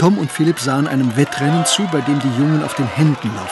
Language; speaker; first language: German; native; German